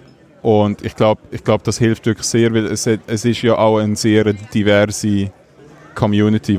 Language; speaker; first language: German; native; German